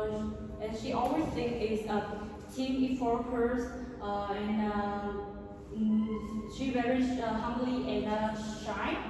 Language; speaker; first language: English; non-native, learner; Vietnamese